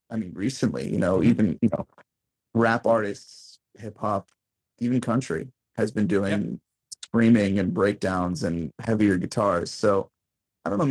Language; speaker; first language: English; native; English